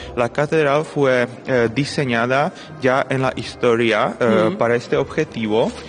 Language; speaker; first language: Spanish; non-native, fluent; Czech